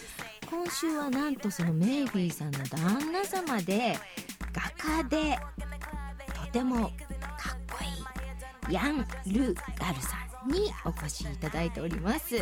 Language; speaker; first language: Japanese; native; Japanese